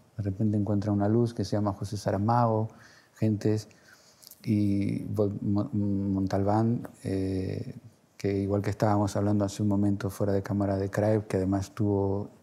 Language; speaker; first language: Spanish; native; Spanish